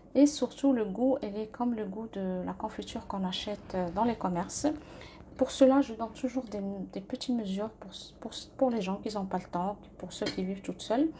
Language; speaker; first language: French; non-native, local second language; Arabic